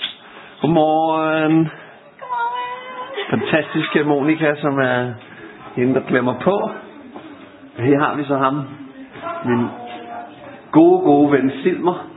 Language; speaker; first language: Danish; native; Danish